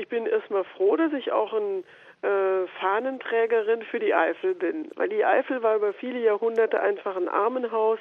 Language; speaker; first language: German; native; German